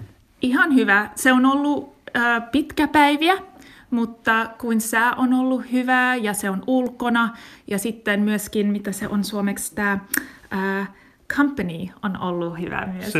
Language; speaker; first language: Finnish; non-native, learner; English